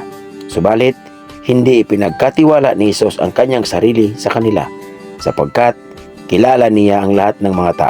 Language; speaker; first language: Filipino; native; Filipino